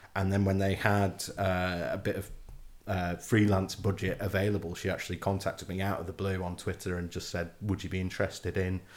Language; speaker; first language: English; native; English